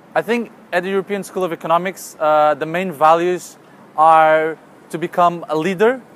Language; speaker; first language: English; non-native, fluent; Portuguese